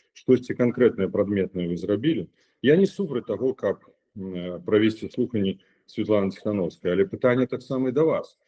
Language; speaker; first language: Belarusian; non-native, local second language; Russian